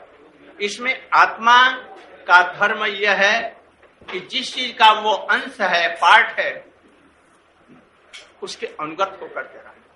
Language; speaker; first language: Hindi; native; Hindi